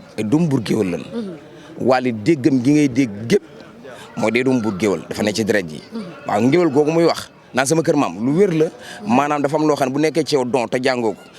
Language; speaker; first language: Wolof; native; Wolof